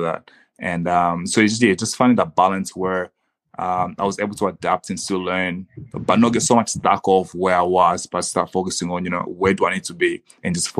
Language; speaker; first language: English; early bilingual, other home language; Swahili